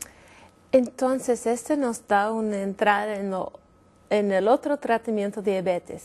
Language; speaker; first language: Spanish; non-native, fluent; English